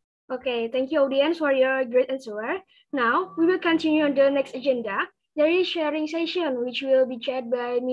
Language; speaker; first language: English; non-native, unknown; Indonesian